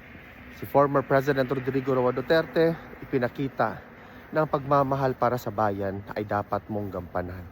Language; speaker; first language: Filipino; native; Filipino